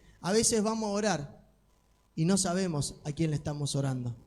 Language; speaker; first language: Spanish; native; Spanish